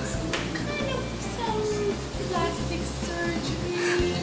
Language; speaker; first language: English; non-native, fluent; Turkish